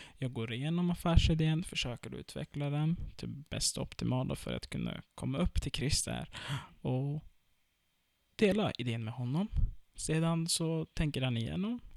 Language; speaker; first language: Swedish; early bilingual, other home language; Turkish